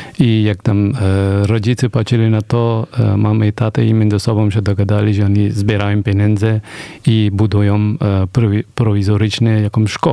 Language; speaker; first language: Polish; non-native, fluent; Persian